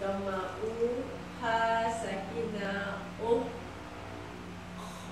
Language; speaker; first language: Arabic; non-native, learner; Malay